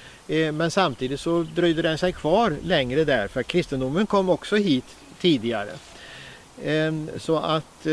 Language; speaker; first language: Swedish; native; Swedish